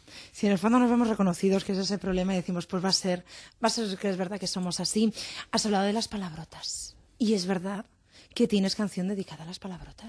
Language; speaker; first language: Spanish; native; Spanish